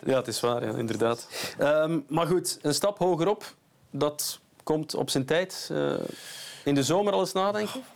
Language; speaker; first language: Dutch; native; Dutch